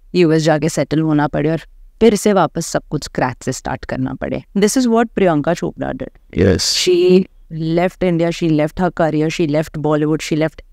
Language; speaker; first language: Hindi; native; Hindi